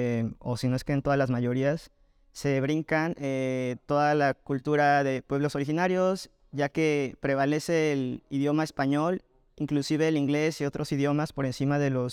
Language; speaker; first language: Spanish; native; Spanish